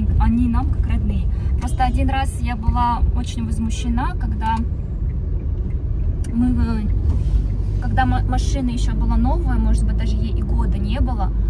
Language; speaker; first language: Russian; native; Russian